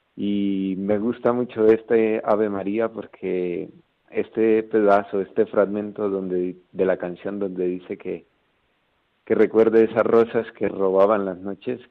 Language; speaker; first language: Spanish; native; Spanish